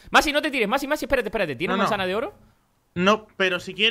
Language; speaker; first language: Spanish; native; Spanish